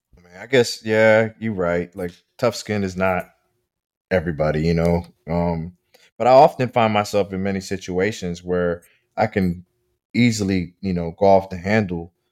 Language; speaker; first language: English; early bilingual, other home language; Spanish